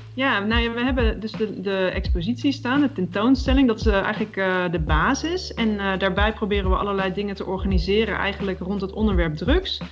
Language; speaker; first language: Dutch; native; Dutch